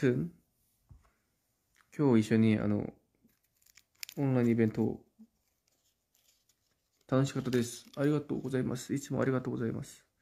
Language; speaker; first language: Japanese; non-native, fluent; Korean